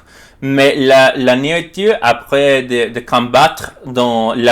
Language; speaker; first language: French; non-native, learner; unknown